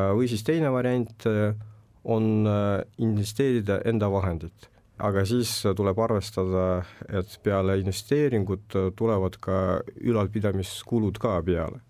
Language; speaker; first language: Estonian; non-native, local second language; Russian